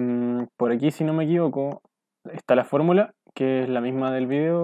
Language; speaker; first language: Spanish; native; Spanish